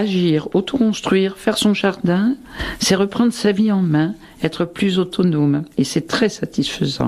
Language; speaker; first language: French; native; French